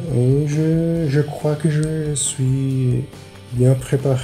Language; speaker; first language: French; non-native, learner; Portuguese